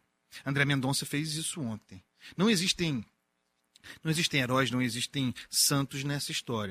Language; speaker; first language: Portuguese; native; Portuguese